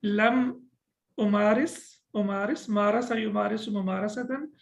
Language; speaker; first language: Arabic; non-native, fluent; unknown